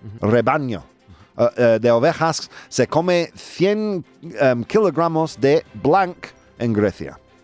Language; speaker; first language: Spanish; non-native, learner; English